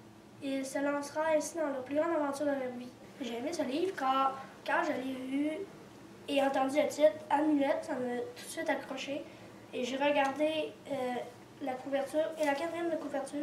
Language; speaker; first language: French; native; French